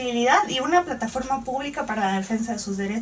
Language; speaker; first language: Spanish; native; Spanish